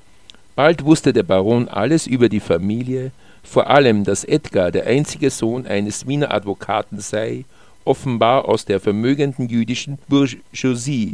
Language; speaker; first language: German; native; German